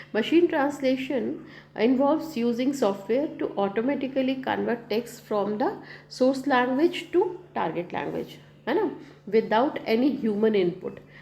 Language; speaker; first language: Hindi; native; Hindi